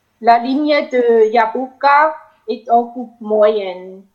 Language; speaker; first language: French; non-native, local second language; German